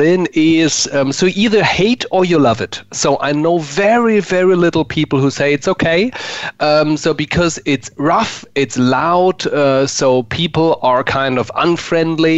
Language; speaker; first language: English; non-native, fluent; German